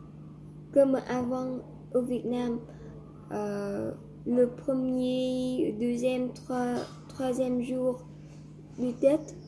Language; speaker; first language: French; non-native, learner; Vietnamese